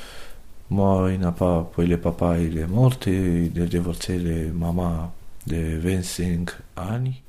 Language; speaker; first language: French; non-native, learner; Romanian